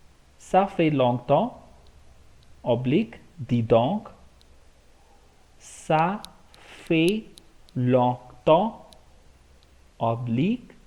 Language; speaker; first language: French; non-native, fluent; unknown